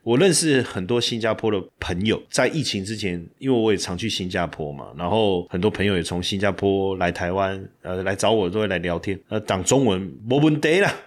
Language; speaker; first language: Chinese; native; Chinese